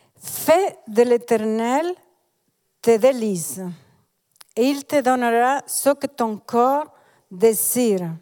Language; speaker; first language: French; non-native, fluent; Spanish